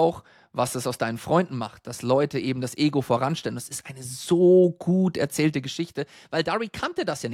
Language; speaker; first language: German; native; German